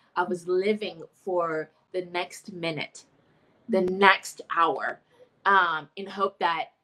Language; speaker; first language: English; non-native, fluent; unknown